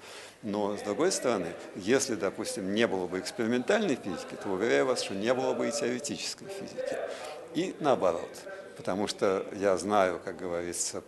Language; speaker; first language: Russian; native; Russian